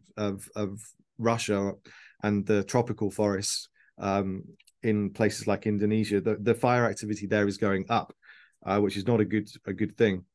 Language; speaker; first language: English; native; English